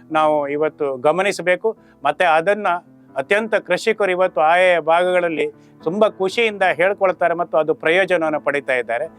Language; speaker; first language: Kannada; native; Kannada